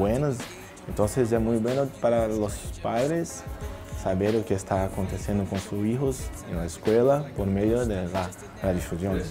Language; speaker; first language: Spanish; non-native, learner; Portuguese